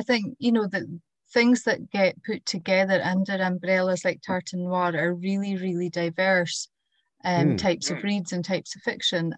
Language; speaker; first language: English; native; English